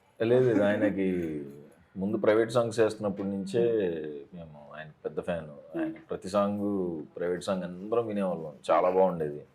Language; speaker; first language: Telugu; native; Telugu